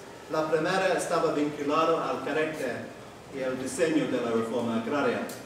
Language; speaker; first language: Spanish; non-native, fluent; English